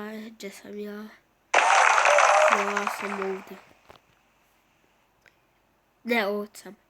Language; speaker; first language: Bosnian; early bilingual, heritage; Bosnian